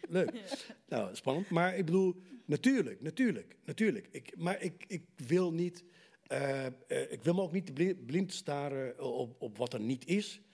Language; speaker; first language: Dutch; non-native, fluent; Arabic